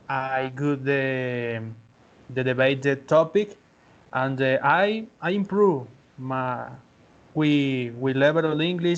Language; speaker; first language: English; non-native, learner; Spanish